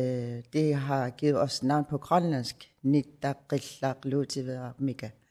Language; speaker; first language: Danish; non-native, local second language; Kalaallisut